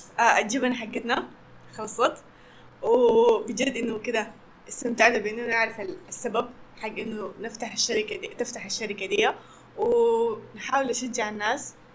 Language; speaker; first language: Arabic; native; Arabic